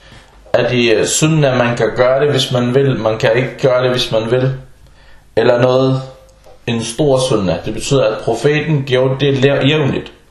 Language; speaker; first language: Danish; non-native, fluent; Arabic